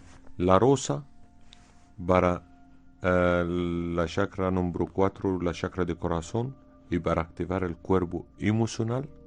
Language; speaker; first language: Spanish; non-native, fluent; Arabic